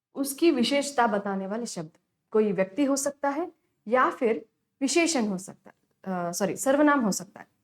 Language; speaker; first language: Hindi; non-native, local second language; Kannada